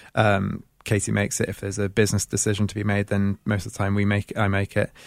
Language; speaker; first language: English; native; English